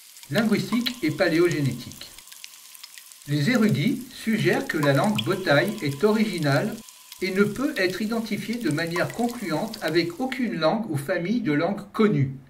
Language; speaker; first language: French; native; French